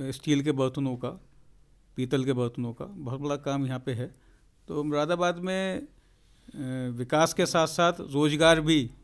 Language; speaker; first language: Hindi; native; Hindi